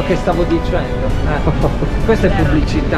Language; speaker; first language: Italian; native; Italian